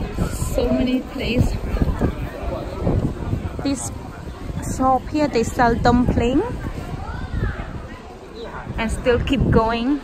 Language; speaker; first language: English; non-native, fluent; Khmer